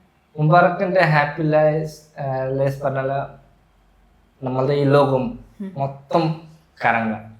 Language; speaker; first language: Malayalam; non-native, learner; Bangla